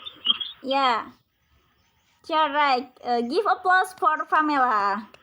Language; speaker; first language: English; non-native, learner; Indonesian